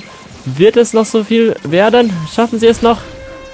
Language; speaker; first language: German; native; German